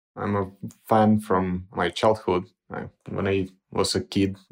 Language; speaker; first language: English; non-native, fluent; Ukrainian